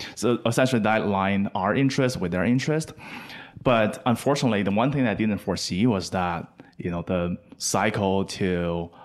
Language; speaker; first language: English; non-native, fluent; Chinese